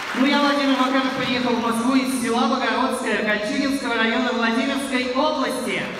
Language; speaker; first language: Russian; native; Russian